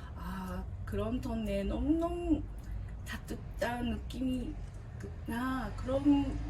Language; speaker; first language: Korean; non-native, learner; Japanese